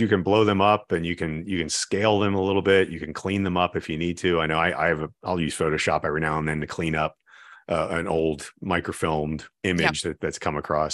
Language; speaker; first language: English; native; English